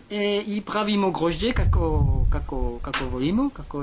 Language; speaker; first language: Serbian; non-native, learner; French